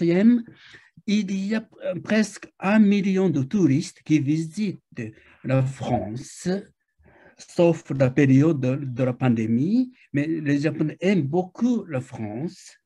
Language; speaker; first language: French; non-native, fluent; Japanese